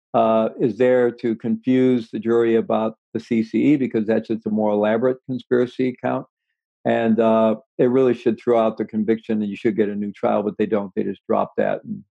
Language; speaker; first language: English; native; English